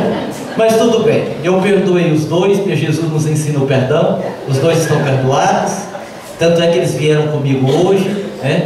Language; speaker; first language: Portuguese; native; Portuguese